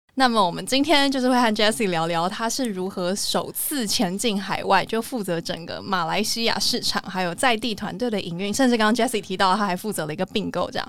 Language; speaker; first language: Chinese; native; Chinese